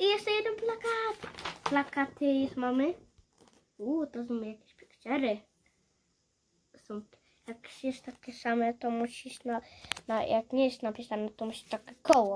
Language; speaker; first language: Polish; early bilingual, heritage; Polish